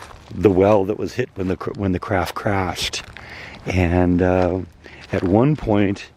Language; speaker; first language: English; native; English